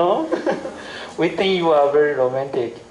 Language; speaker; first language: English; non-native, learner; Chinese